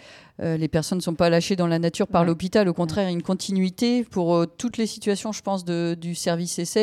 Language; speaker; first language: French; native; French